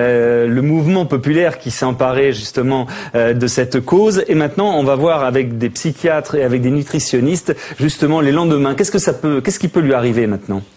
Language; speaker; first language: French; native; French